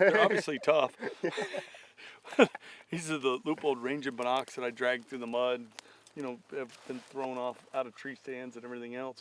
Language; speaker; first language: English; native; English